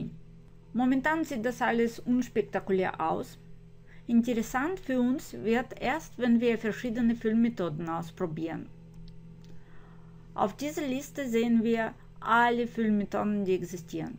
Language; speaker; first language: German; non-native, fluent; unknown